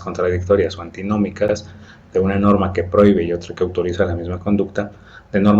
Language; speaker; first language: Spanish; native; Spanish